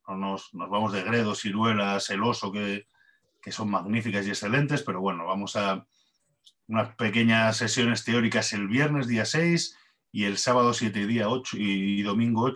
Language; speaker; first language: Spanish; native; Spanish